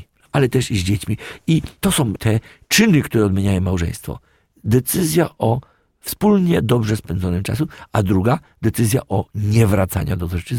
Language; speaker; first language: Polish; native; Polish